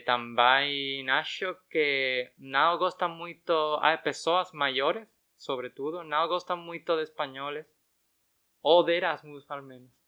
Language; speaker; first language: Portuguese; non-native, learner; Spanish